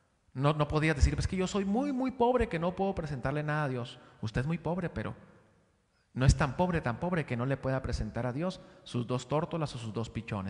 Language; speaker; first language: Spanish; native; Spanish